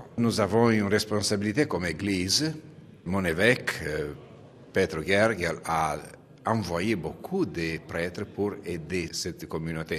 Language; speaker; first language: French; non-native, fluent; Romanian